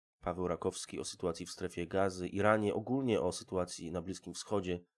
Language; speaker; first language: Polish; native; Polish